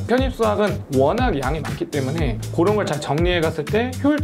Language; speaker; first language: Korean; native; Korean